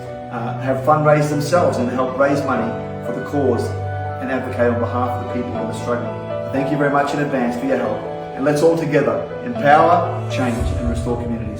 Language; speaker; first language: English; native; English